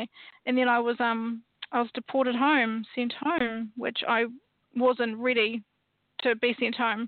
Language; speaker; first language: English; native; English